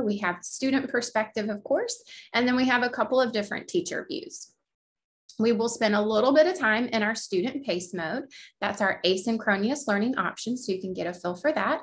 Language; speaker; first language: English; native; English